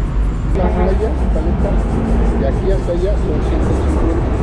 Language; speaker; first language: Spanish; native; Spanish